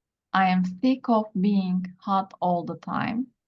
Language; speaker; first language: English; non-native, learner; Turkish